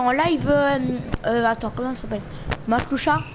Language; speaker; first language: French; native; French